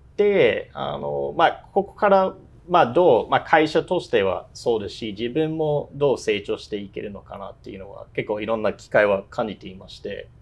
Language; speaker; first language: Japanese; non-native, fluent; English